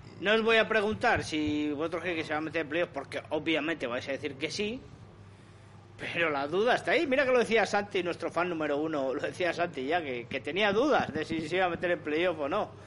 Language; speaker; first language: Spanish; native; Spanish